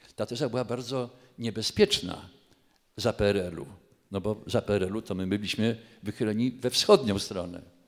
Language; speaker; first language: Polish; native; Polish